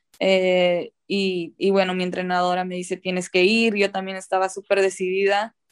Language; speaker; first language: Spanish; early bilingual, heritage; Spanish